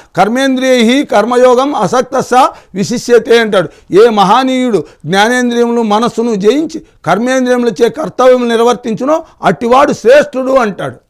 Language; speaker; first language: Telugu; native; Telugu